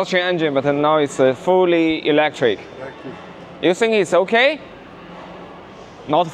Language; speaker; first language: English; non-native, learner; Chinese